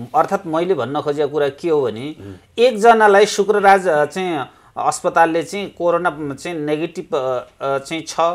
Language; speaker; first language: Nepali; native; Nepali